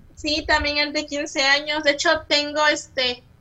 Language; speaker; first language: Spanish; native; Spanish